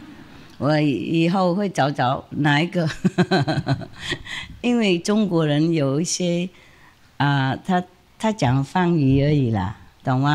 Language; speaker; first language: Chinese; non-native, fluent; Vietnamese